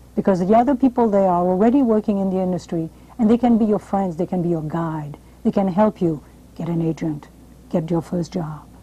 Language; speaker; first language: English; non-native, fluent; French